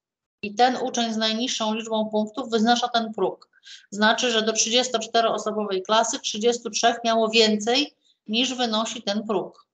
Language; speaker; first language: Polish; native; Polish